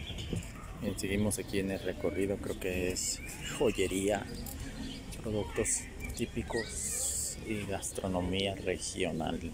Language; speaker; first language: Spanish; native; Spanish